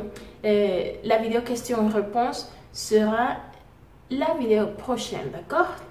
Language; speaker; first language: French; non-native, fluent; Spanish